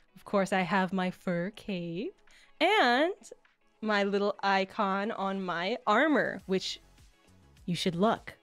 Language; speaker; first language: English; native; English